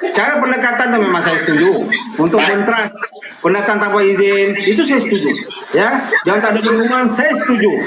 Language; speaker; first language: Malay; native; Malay